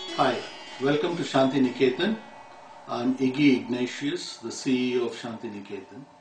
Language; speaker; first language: English; non-native, local second language; Tamil